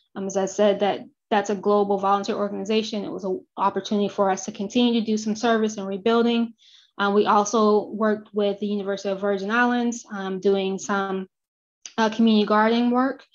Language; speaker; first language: English; native; English